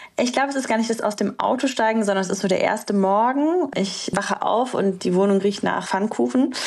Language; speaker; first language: German; early bilingual, other home language; Romanian